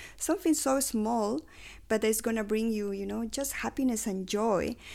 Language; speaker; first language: English; non-native, fluent; Spanish